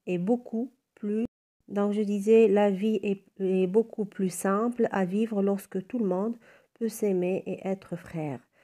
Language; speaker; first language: French; non-native, local second language; Arabic